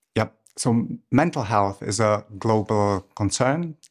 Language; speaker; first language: English; non-native, fluent; Czech